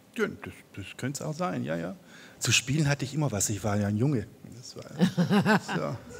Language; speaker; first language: German; native; German